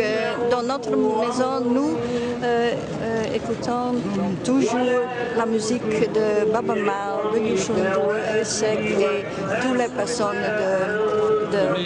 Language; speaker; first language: French; non-native, learner; Dutch